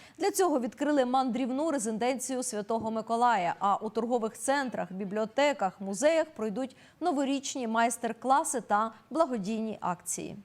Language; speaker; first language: Ukrainian; native; Ukrainian